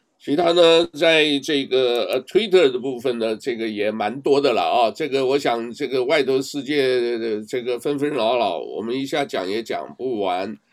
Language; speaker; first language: Chinese; native; Chinese